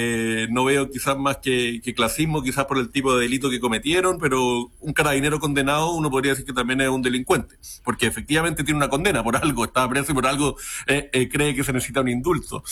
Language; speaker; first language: Spanish; native; Spanish